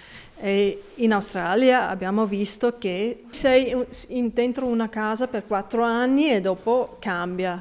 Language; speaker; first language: Italian; non-native, fluent; English